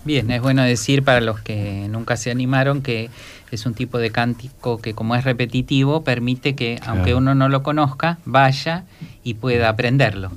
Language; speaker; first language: Spanish; native; Spanish